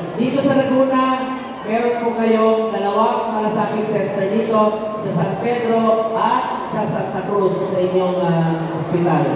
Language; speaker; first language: Filipino; non-native, local second language; Cebuano